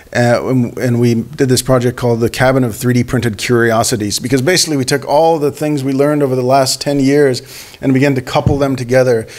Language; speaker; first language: English; native; English